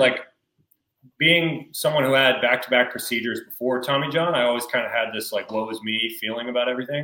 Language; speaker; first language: English; native; English